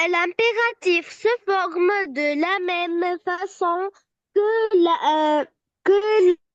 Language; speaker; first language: French; non-native, learner; Arabic